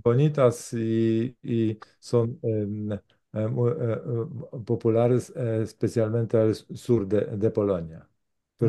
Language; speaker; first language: Spanish; non-native, learner; Polish